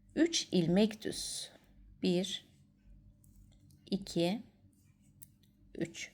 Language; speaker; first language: Turkish; native; Turkish